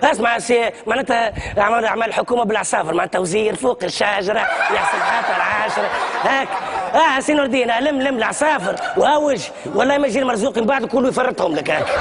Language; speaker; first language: Arabic; native; Arabic